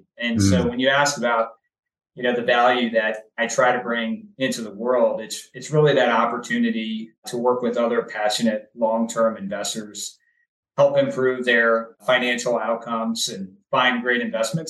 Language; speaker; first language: English; native; English